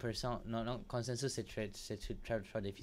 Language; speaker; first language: French; non-native, learner; English